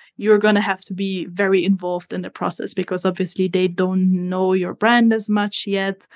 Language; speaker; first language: English; non-native, fluent; Italian